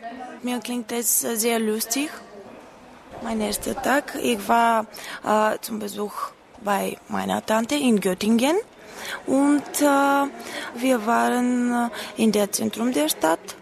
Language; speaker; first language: German; non-native, learner; Bulgarian